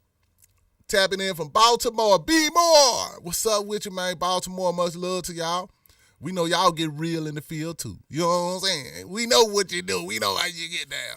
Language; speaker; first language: English; native; English